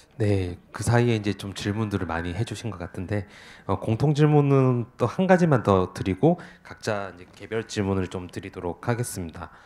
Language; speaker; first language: Korean; native; Korean